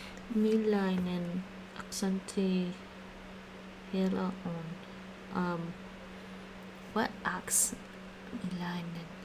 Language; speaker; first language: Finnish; non-native, learner; English